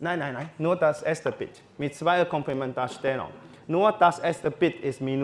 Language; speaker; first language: German; non-native, fluent; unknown